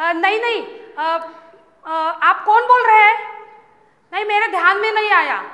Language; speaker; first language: Hindi; non-native, local second language; Marathi